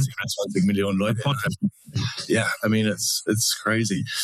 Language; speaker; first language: English; native; English